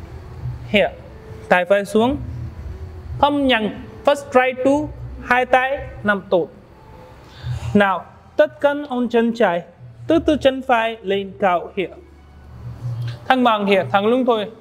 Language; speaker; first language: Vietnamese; non-native, learner; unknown